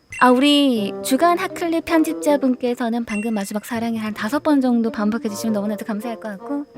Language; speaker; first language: Korean; native; Korean